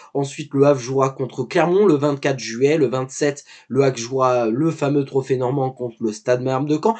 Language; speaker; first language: French; native; French